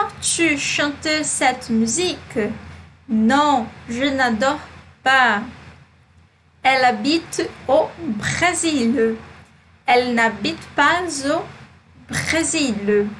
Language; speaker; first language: French; non-native, fluent; Portuguese